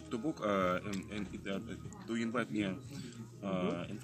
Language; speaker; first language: English; non-native, learner; Russian